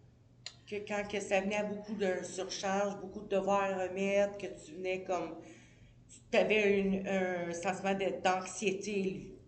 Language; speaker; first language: French; native; French